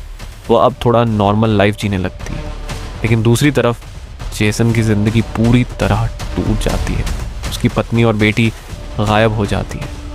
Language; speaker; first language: Hindi; native; Hindi